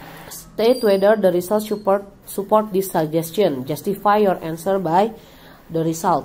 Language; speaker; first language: English; non-native, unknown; Indonesian